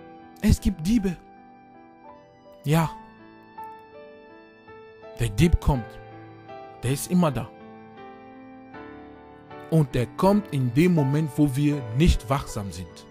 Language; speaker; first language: German; non-native, fluent; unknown